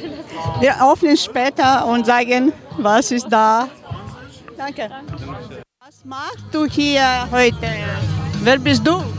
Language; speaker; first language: German; non-native, learner; Ukrainian